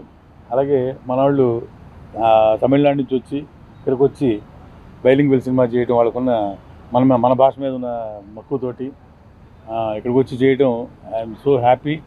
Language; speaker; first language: Telugu; native; Telugu